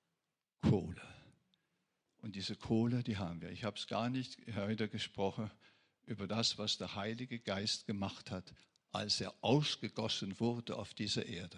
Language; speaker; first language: German; non-native, fluent; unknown